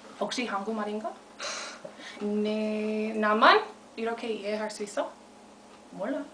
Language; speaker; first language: Korean; non-native, fluent; English